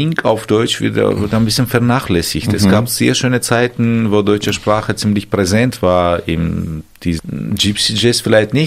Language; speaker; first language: German; non-native, fluent; Armenian